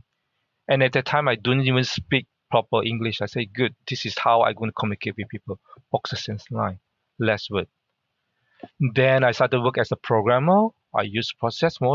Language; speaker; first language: English; non-native, local second language; Hakka Chinese